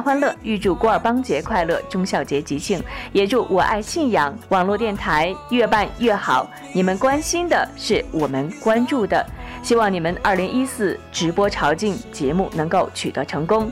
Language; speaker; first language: Chinese; native; Chinese